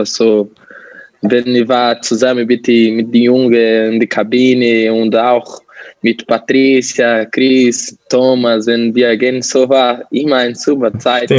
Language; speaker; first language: German; non-native, learner; Portuguese